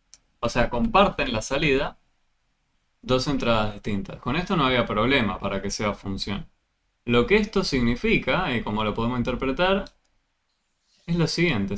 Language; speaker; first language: Spanish; native; Spanish